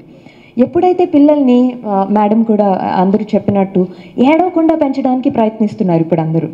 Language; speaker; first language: Telugu; native; Telugu